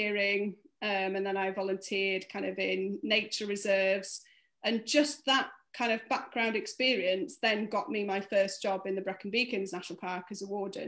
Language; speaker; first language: English; native; English